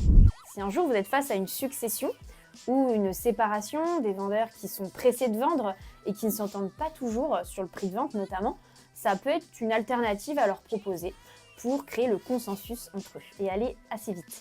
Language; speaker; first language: French; native; French